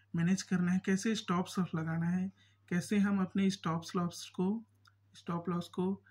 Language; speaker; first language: Hindi; native; Hindi